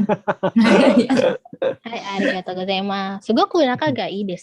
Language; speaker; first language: Japanese; non-native, learner; Indonesian